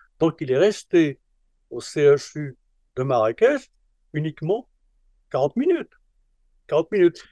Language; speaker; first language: French; non-native, local second language; Arabic